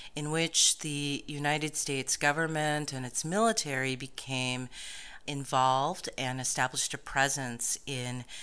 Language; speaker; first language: English; native; English